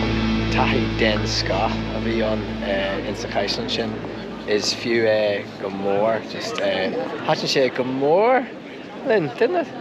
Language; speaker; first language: Irish; non-native, local second language; English